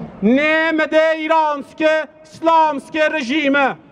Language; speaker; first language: Norwegian; non-native, learner; Persian